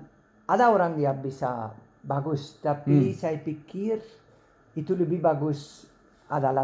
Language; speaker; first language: Indonesian; non-native, learner; Dutch